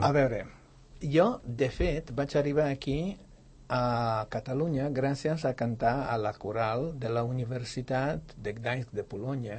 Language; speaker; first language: Catalan; non-native, fluent; Polish